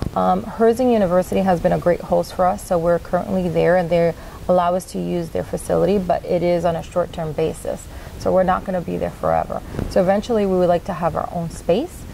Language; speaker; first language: English; native; English